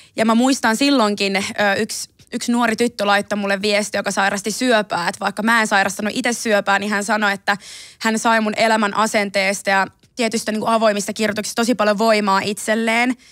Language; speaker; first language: Finnish; native; Finnish